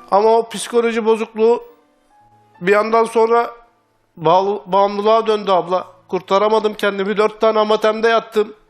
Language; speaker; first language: Turkish; native; Turkish